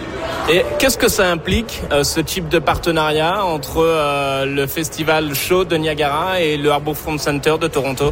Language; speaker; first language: French; native; French